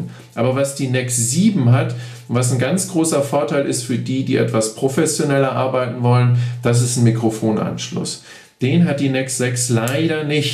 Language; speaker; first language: German; native; German